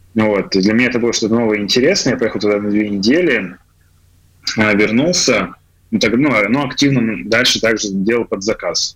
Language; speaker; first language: Russian; native; Russian